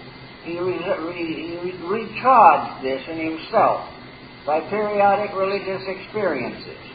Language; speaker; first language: English; native; English